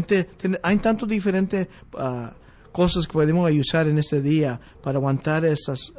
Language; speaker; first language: Spanish; early bilingual, heritage; Spanish